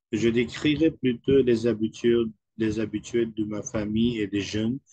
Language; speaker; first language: French; non-native, fluent; Urdu